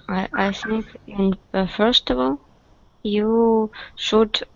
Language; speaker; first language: English; non-native, learner; Russian